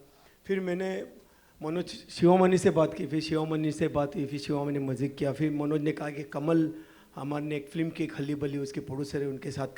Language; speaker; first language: Hindi; native; Hindi